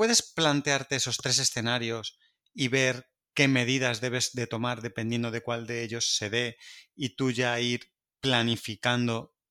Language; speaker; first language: Spanish; native; Spanish